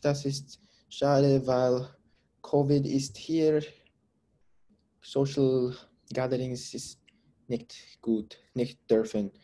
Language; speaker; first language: German; non-native, learner; English